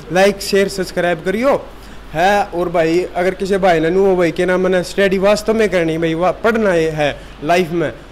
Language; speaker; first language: Hindi; native; Hindi